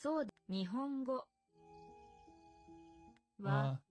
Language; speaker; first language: Japanese; non-native, learner; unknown